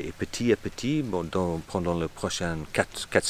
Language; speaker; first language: French; non-native, fluent; English